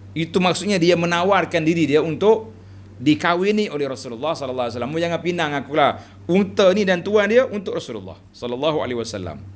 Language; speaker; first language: Malay; native; Malay